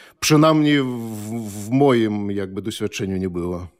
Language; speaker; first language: Polish; non-native, fluent; Belarusian